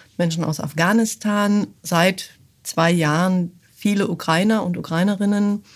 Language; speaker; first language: German; native; German